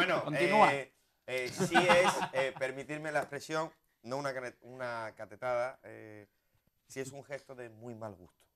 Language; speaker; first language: Spanish; native; Spanish